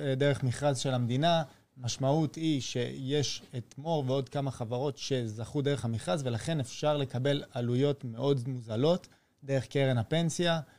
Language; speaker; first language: Hebrew; early bilingual, other home language; French